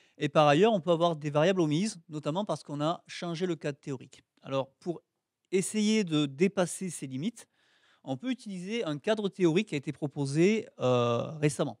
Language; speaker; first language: French; native; French